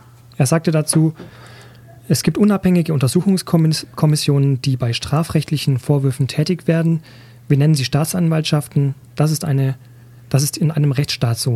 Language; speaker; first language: German; native; German